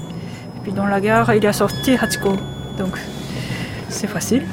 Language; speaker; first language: French; non-native, learner; Japanese